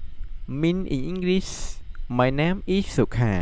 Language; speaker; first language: English; non-native, learner; Khmer